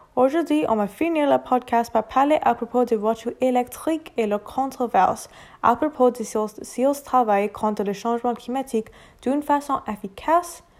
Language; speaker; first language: French; non-native, learner; English